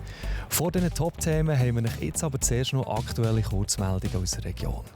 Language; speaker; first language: German; native; German